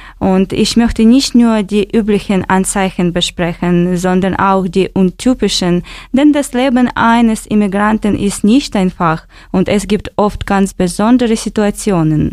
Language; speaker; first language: German; non-native, learner; Russian